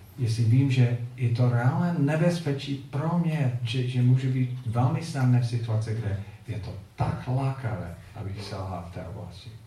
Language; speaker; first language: Czech; non-native, fluent; English